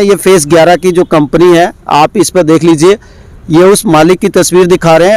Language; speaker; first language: Hindi; native; Hindi